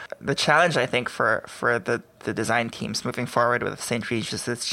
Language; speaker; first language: English; non-native, local second language; Filipino